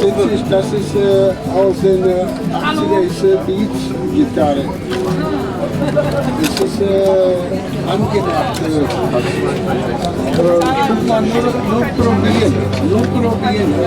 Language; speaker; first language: German; non-native, learner; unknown